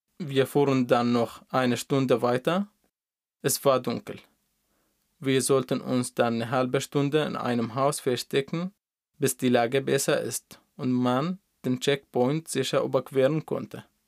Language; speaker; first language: German; non-native, fluent; Arabic